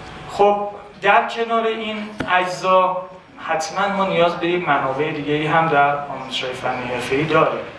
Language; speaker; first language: Persian; native; Persian